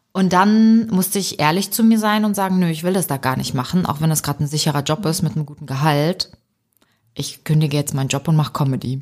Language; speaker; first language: German; early bilingual, other home language; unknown